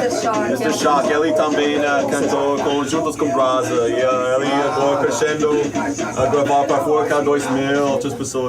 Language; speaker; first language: Portuguese; non-native, learner; English